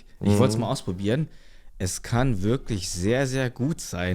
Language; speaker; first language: German; native; German